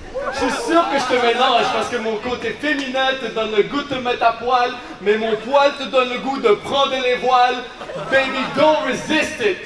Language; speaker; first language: French; native; French